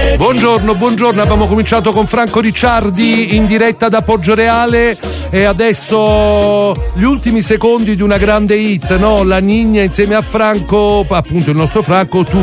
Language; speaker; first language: Italian; native; Italian